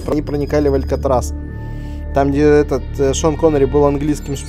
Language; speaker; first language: Russian; native; Russian